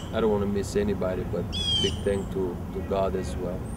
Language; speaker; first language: English; non-native, fluent; Bulgarian